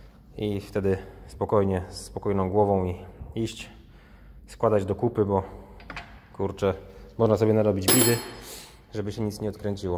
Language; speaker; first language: Polish; native; Polish